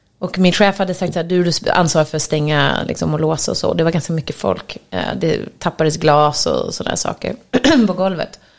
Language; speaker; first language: Swedish; native; Swedish